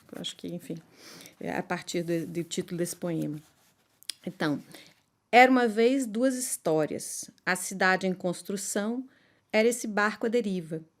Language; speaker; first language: Portuguese; native; Portuguese